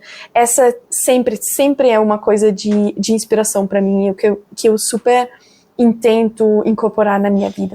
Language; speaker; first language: Portuguese; non-native, fluent; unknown